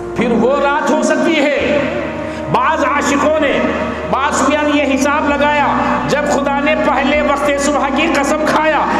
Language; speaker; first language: Urdu; native; Urdu